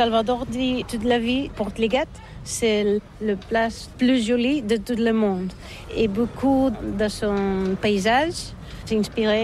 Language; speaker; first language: French; non-native, learner; Spanish